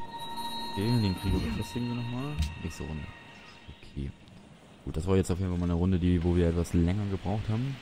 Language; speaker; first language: German; native; German